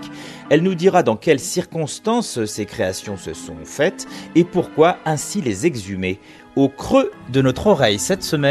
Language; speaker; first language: French; native; French